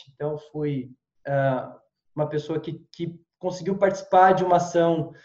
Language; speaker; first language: Portuguese; native; Portuguese